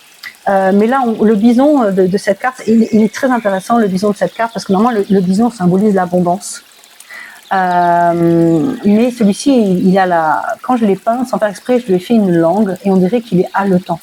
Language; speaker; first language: French; native; French